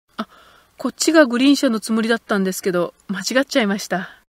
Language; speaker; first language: Japanese; native; Japanese